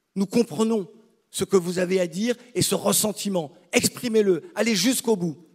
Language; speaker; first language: French; native; French